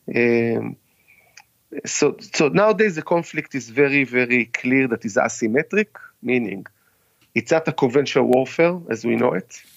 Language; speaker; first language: English; non-native, fluent; Hebrew